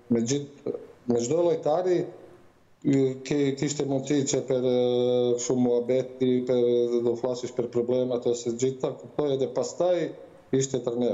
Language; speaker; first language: Albanian; non-native, learner; Croatian